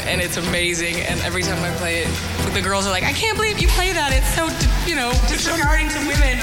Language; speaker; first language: English; native; English